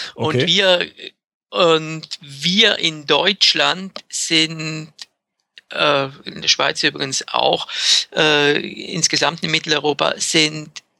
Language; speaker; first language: German; native; German